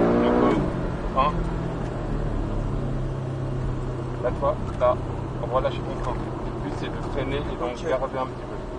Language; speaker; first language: French; native; French